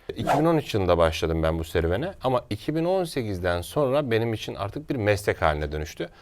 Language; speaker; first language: Turkish; native; Turkish